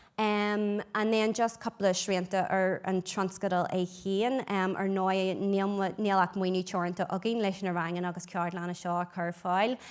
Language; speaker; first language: Irish; non-native, local second language; English